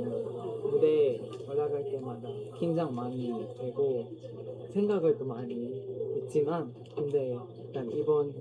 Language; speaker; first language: Korean; non-native, fluent; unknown